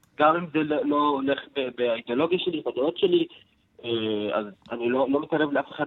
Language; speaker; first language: Hebrew; non-native, local second language; Arabic